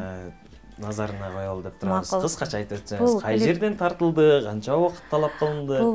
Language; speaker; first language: Kyrgyz; native; Kyrgyz